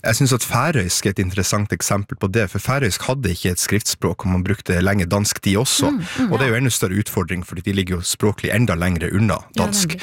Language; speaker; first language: Norwegian; native; Norwegian